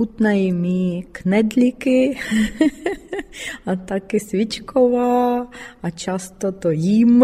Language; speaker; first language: Czech; non-native, learner; Ukrainian